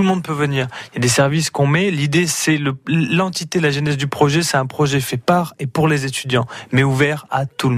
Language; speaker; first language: French; native; French